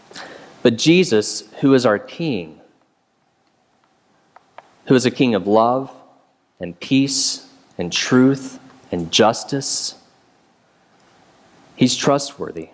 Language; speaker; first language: English; native; English